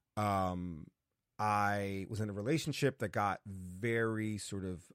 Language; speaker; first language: English; native; English